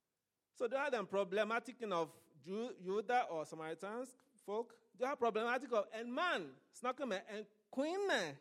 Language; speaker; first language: Norwegian; non-native, fluent; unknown